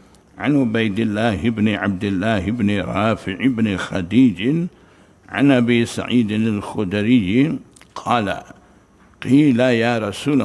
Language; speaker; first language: Arabic; non-native, fluent; Malay